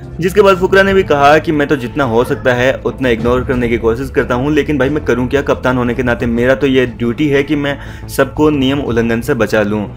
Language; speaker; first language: Hindi; native; Hindi